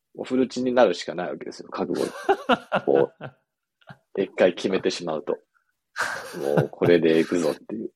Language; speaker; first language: Japanese; early bilingual, other home language; English